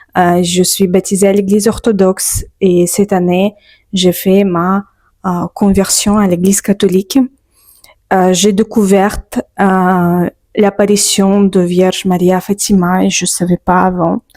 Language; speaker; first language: French; non-native, fluent; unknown